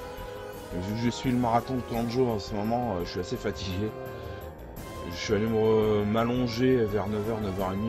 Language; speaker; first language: French; native; French